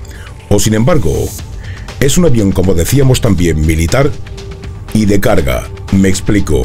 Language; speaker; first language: Spanish; native; Spanish